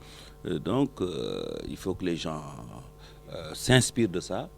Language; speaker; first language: French; non-native, local second language; Wolof